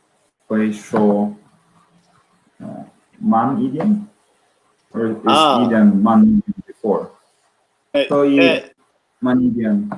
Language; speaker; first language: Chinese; non-native, learner; English